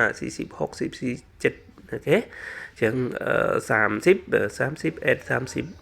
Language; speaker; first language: Thai; non-native, fluent; Khmer